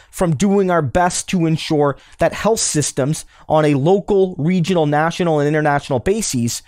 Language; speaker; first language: English; native; English